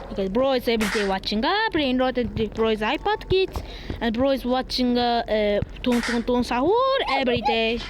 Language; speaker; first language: English; non-native, learner; Mongolian